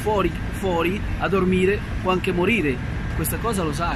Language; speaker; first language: Italian; non-native, fluent; Spanish